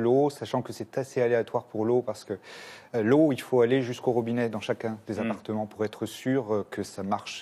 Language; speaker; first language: French; native; French